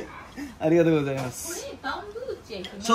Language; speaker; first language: Japanese; non-native, learner; Nepali